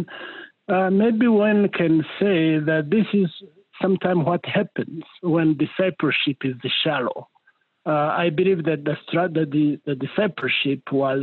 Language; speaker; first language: English; non-native, local second language; Kinyarwanda